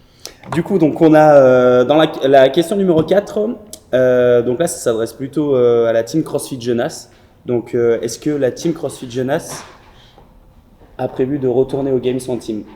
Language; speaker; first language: French; native; French